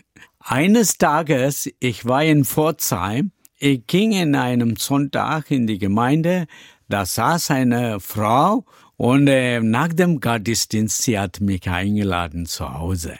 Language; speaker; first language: German; non-native, learner; Tamil